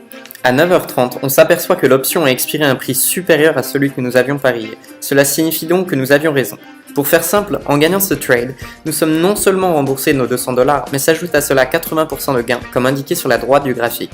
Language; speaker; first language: French; native; French